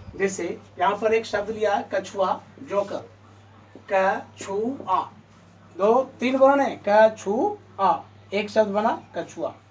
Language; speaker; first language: Hindi; native; Hindi